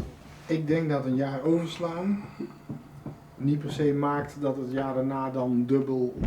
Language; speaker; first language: Dutch; native; Dutch